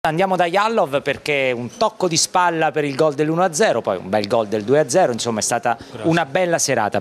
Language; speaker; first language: Italian; native; Italian